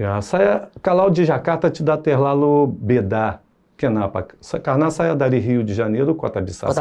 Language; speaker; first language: Indonesian; non-native, fluent; Portuguese